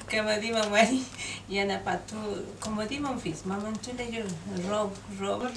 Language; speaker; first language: French; non-native, learner; Spanish